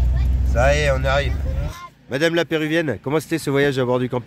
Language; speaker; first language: French; native; French